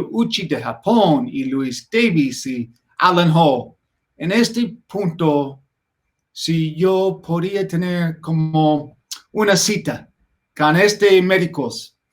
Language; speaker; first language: Spanish; non-native, learner; English